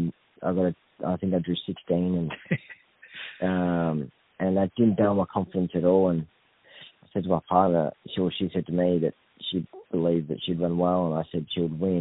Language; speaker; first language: English; native; English